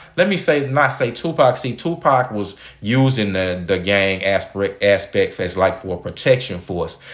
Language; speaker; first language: English; native; English